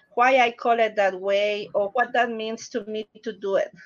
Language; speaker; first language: English; non-native, learner; Spanish